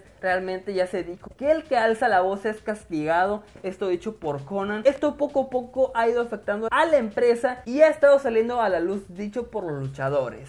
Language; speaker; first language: Spanish; native; Spanish